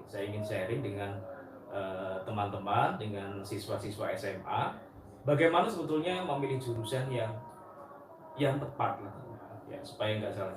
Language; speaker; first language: Indonesian; native; Indonesian